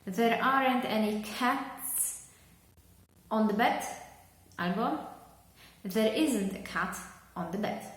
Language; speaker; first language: English; non-native, fluent; Polish